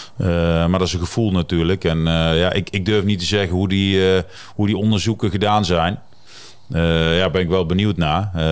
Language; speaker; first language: Dutch; native; Dutch